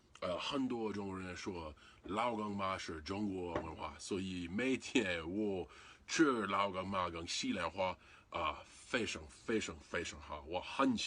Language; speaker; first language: Chinese; non-native, learner; English